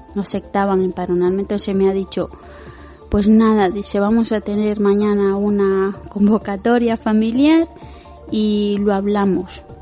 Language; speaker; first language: Spanish; native; Spanish